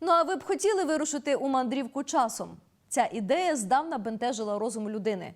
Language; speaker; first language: Ukrainian; native; Ukrainian